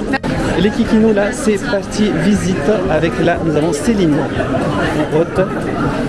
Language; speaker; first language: French; native; French